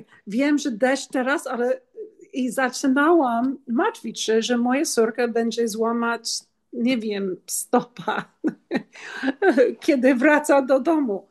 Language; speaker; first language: Polish; non-native, learner; English